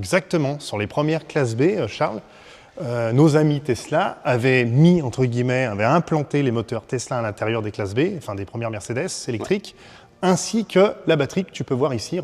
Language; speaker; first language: French; native; French